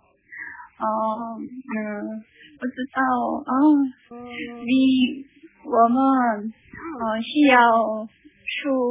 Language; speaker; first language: Chinese; non-native, learner; Korean